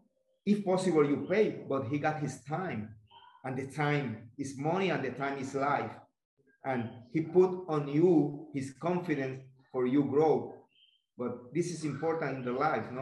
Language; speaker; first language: English; non-native, learner; Spanish